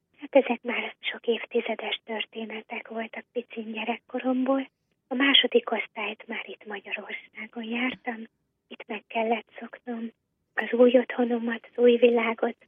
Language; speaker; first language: Hungarian; native; Hungarian